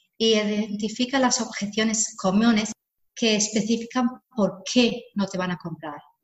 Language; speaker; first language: Spanish; non-native, fluent; English